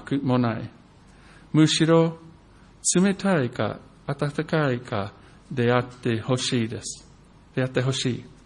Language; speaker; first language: Japanese; non-native, fluent; English